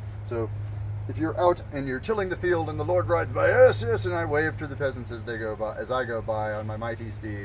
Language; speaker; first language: English; native; English